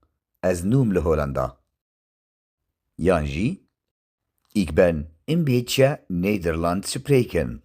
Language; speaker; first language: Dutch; non-native, learner; Kurdish